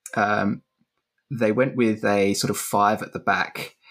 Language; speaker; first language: English; native; English